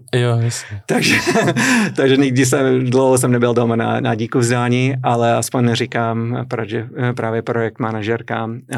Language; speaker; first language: Czech; non-native, fluent; English